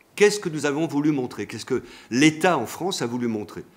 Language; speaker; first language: French; native; French